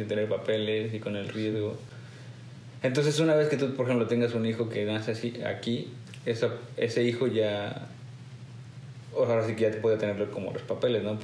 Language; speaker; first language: Spanish; native; Spanish